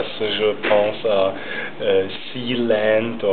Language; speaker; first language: French; non-native, learner; German